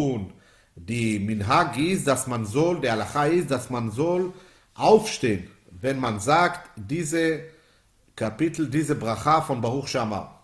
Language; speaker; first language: German; non-native, fluent; Yiddish